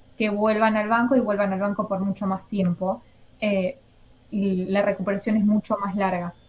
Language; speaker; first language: Spanish; native; Spanish